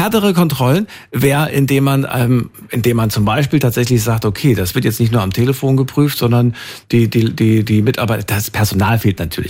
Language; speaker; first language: German; native; German